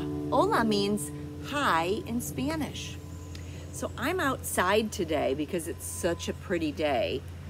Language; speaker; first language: English; native; English